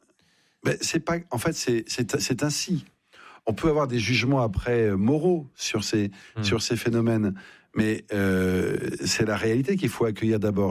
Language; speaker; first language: French; native; French